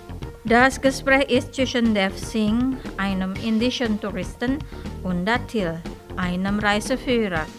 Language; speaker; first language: German; non-native, fluent; Indonesian